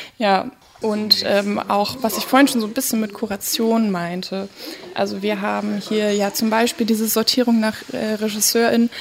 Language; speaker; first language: German; native; German